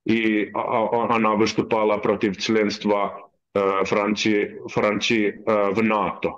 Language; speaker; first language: Russian; non-native, learner; Finnish